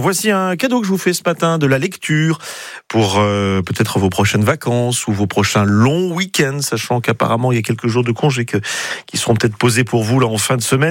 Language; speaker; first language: French; native; French